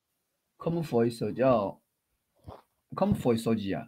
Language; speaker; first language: Portuguese; non-native, learner; Chinese